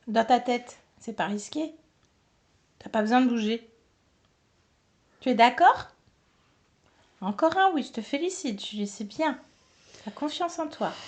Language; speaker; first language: French; native; French